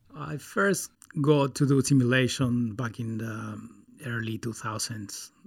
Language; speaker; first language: English; non-native, fluent; Spanish